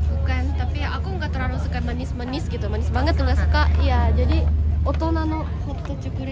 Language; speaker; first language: Indonesian; non-native, fluent; Japanese